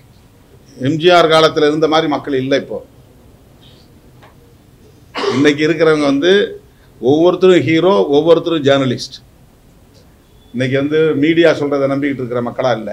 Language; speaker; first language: Tamil; native; Tamil